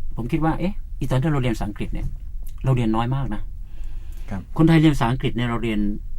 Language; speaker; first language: Thai; native; Thai